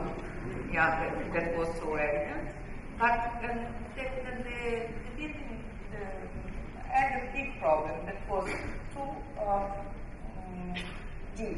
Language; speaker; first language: English; non-native, fluent; Italian